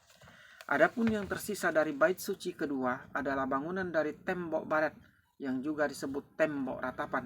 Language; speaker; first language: Indonesian; native; Indonesian